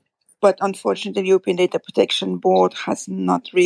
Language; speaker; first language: English; non-native, fluent; French